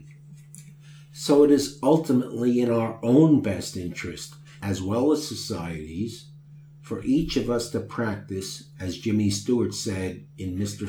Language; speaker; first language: English; native; English